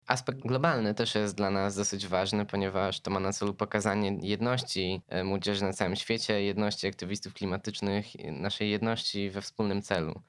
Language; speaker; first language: Polish; native; Polish